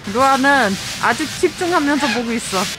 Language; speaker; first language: Korean; non-native, learner; German